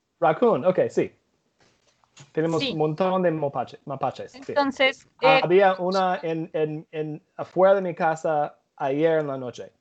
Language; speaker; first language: Spanish; non-native, learner; English